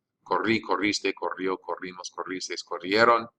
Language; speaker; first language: Spanish; non-native, fluent; English